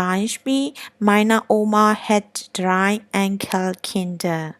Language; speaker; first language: German; non-native, learner; Burmese